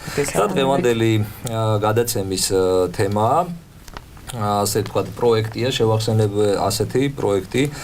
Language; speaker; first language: Georgian; native; Georgian